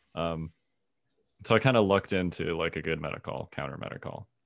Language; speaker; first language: English; native; English